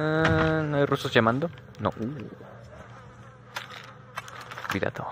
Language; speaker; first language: Spanish; native; Spanish